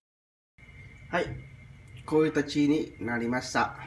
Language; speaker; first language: Japanese; non-native, learner; Vietnamese